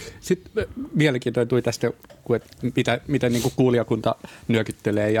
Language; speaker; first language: Finnish; native; Finnish